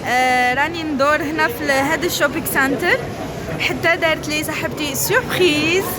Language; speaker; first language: Arabic; native; Arabic